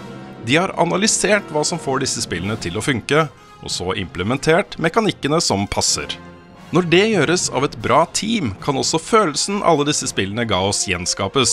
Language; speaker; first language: Norwegian; native; Norwegian